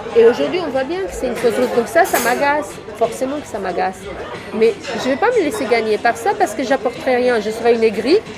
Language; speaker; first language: French; non-native, fluent; Romanian